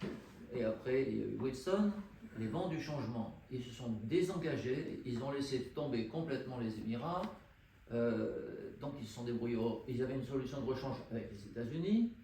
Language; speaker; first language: French; native; French